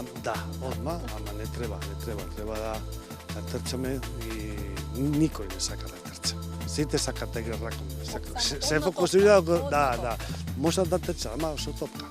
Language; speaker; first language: Macedonian; non-native, learner; Spanish